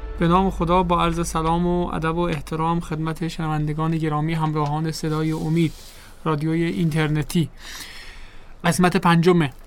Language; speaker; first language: Persian; native; Persian